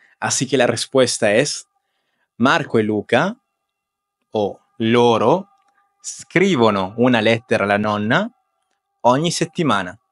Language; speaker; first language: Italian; non-native, fluent; Spanish